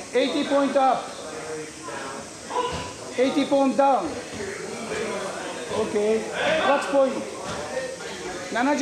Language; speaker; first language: English; non-native, learner; Japanese